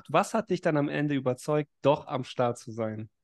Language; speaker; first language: German; native; German